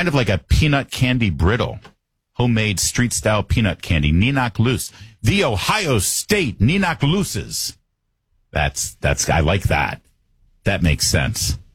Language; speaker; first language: English; native; English